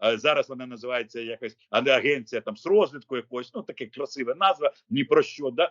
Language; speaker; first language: Ukrainian; native; Ukrainian